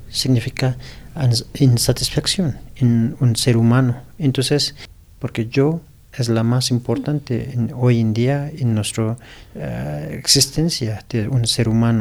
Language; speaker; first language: Spanish; non-native, learner; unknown